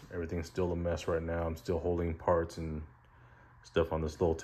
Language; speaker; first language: English; native; English